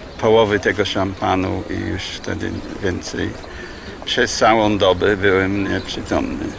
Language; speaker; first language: Polish; non-native, fluent; English